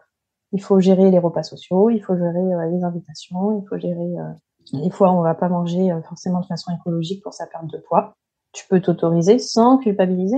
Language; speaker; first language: French; native; French